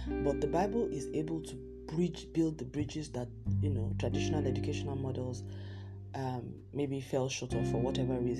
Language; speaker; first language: English; non-native, local second language; Yoruba